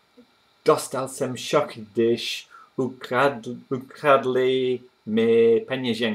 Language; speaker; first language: Czech; non-native, learner; English